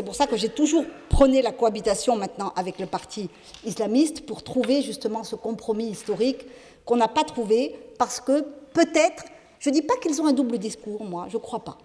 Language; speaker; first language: French; non-native, local second language; Arabic